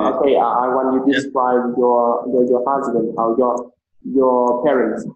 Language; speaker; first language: English; non-native, learner; Vietnamese